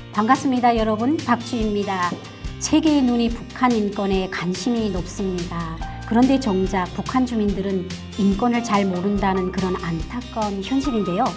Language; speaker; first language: Korean; native; Korean